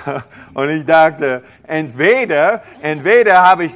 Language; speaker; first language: German; non-native, fluent; English